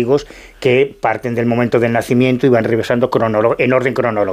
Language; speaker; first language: Spanish; native; Spanish